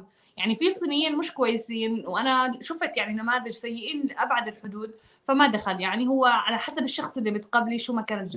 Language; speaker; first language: Arabic; native; Arabic